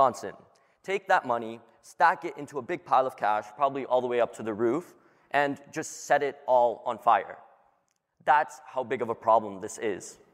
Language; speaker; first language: English; native; English